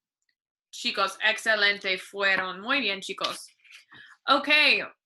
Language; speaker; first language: Spanish; non-native, fluent; English